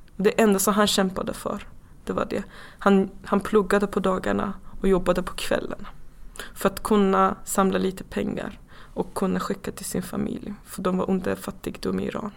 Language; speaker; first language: Swedish; non-native, fluent; Persian